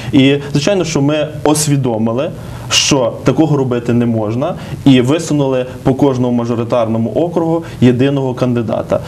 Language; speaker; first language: Ukrainian; native; Ukrainian